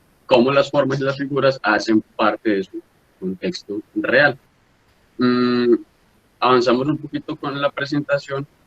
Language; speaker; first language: Spanish; native; Spanish